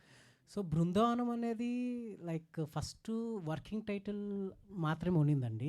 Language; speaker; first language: Telugu; native; Telugu